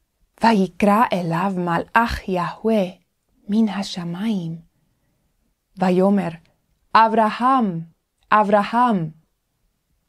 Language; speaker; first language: Hebrew; non-native, fluent; English